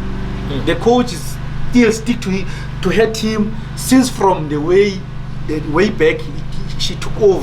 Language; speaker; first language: English; non-native, local second language; Zulu